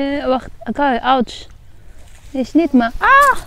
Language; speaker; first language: Dutch; non-native, learner; Filipino